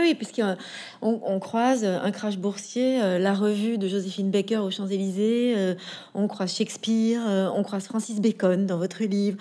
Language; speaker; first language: French; native; French